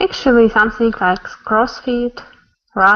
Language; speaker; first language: English; non-native, learner; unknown